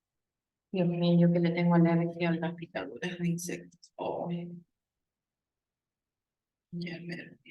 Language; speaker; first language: Spanish; native; Spanish